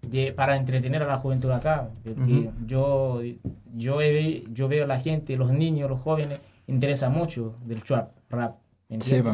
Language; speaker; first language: Spanish; non-native, learner; Haitian Creole